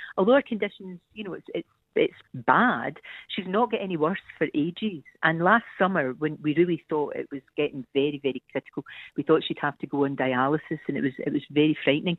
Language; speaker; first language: English; native; English